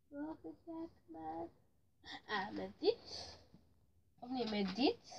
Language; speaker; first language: Dutch; early bilingual, other home language; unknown